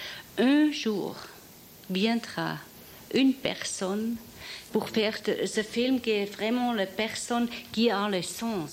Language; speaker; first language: French; non-native, fluent; German